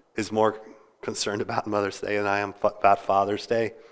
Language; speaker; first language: English; native; English